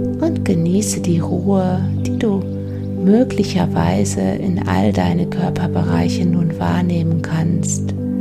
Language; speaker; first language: German; native; German